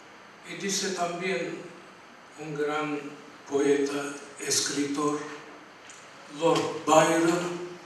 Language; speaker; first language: Spanish; non-native, fluent; Armenian